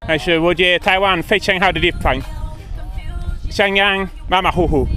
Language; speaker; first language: Chinese; non-native, learner; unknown